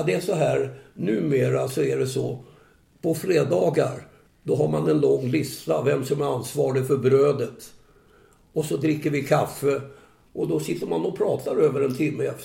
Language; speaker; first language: Swedish; native; Swedish